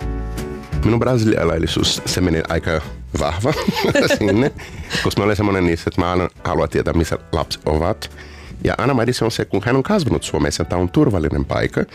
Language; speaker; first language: Finnish; non-native, fluent; Portuguese